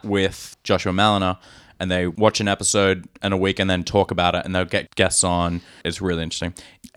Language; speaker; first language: English; native; English